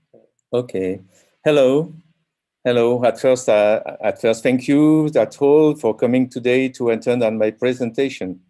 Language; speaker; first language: English; non-native, learner; French